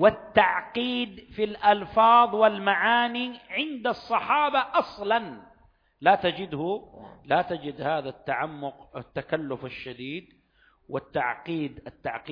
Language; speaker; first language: Arabic; native; Arabic